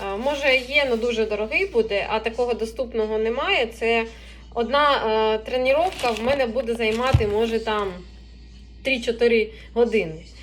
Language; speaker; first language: Ukrainian; non-native, local second language; Russian